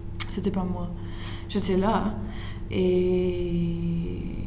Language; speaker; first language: French; non-native, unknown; English